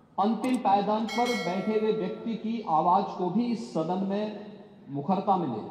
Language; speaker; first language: Hindi; native; Hindi